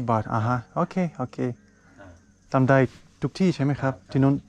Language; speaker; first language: Thai; non-native, learner; Russian